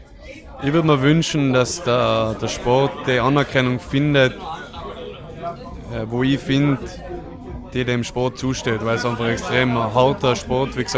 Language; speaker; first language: German; native; German